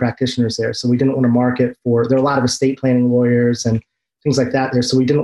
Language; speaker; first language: English; native; English